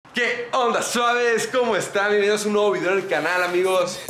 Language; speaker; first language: Spanish; native; Spanish